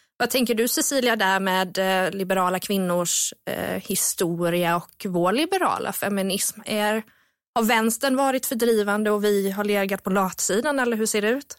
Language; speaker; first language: Swedish; native; Swedish